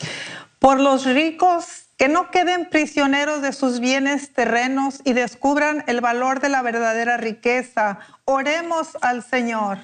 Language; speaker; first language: Spanish; native; Spanish